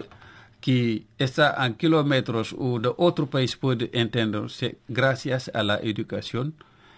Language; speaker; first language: Spanish; non-native, local second language; Wolof